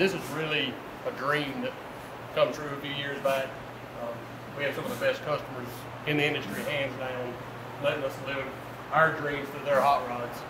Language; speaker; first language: English; native; English